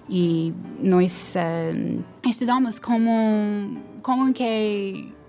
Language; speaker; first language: Portuguese; non-native, fluent; English